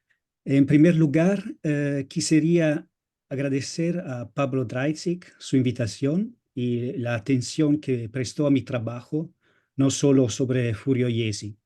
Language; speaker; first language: Spanish; non-native, fluent; Italian